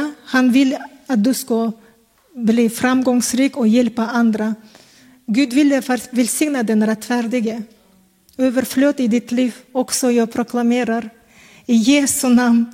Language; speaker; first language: Swedish; non-native, fluent; Kazakh